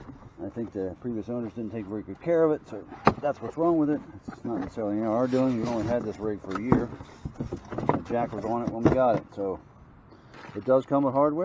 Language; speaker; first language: English; native; English